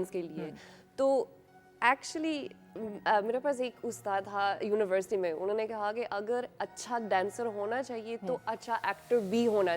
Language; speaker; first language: Hindi; non-native, learner; English